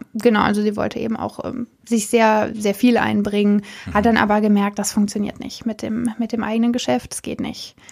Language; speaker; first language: German; native; German